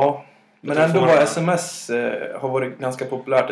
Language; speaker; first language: Swedish; native; Swedish